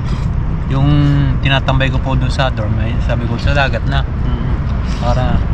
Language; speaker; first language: Filipino; native; Filipino